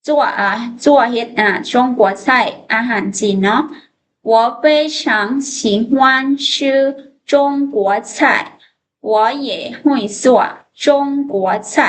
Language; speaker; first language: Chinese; non-native, fluent; Lao